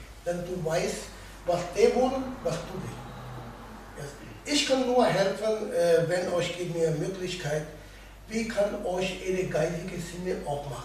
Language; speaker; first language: German; non-native, learner; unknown